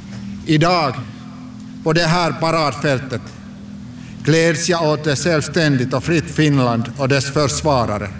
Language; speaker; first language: Swedish; non-native, local second language; Finnish